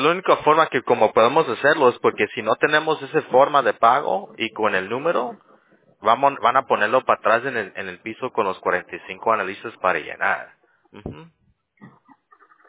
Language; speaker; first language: Spanish; early bilingual, heritage; English